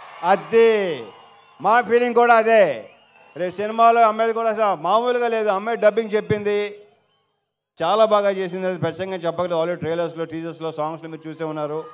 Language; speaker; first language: Telugu; native; Telugu